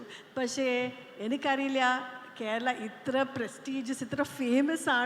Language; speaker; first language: Malayalam; non-native, local second language; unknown